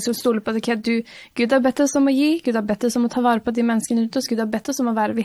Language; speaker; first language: Norwegian; native; Norwegian